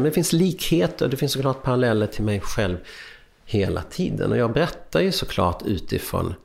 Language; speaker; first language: Swedish; early bilingual, other home language; Hungarian